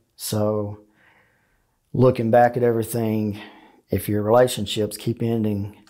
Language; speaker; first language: English; native; English